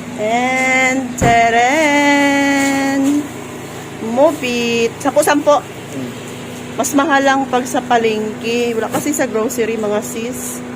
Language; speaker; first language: Filipino; native; Filipino